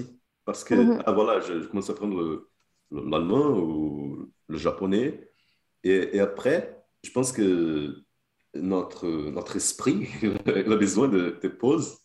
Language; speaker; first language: French; non-native, fluent; Portuguese